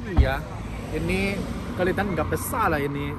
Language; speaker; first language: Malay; non-native, learner; Chinese